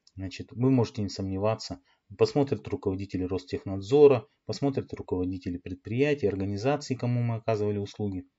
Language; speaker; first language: Russian; native; Russian